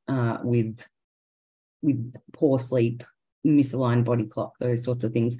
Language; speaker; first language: English; native; English